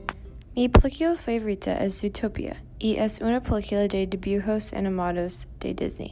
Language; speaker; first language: Spanish; non-native, learner; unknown